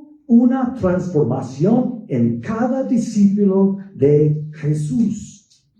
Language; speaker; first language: Spanish; non-native, fluent; English